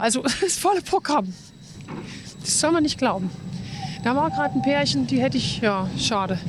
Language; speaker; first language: German; native; German